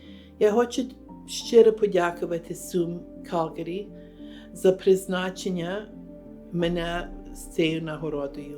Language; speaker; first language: Ukrainian; early bilingual, heritage; Ukrainian